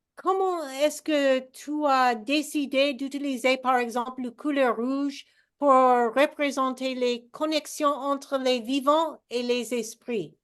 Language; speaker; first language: French; non-native, learner; English